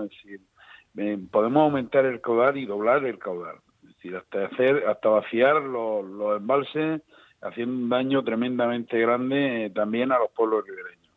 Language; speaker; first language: Spanish; native; Spanish